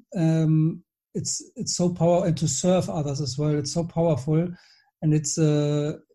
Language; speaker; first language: English; non-native, fluent; German